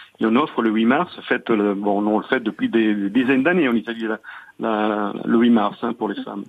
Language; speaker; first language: French; non-native, fluent; Italian